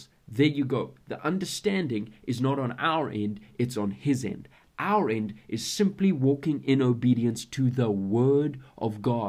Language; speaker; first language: English; native; English